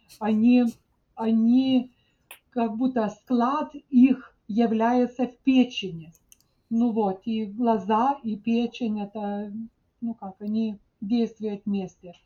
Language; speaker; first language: Russian; non-native, fluent; Lithuanian